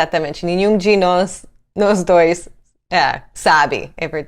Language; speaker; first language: Portuguese; non-native, fluent; English